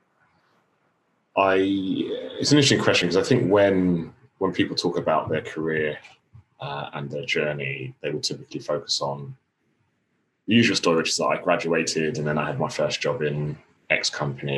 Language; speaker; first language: English; native; English